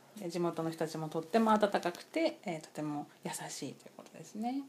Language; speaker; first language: Japanese; native; Japanese